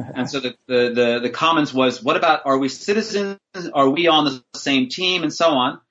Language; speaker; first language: English; native; English